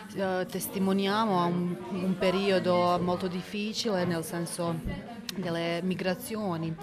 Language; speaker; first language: Italian; non-native, fluent; Bosnian